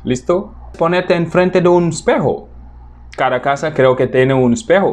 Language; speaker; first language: Spanish; non-native, fluent; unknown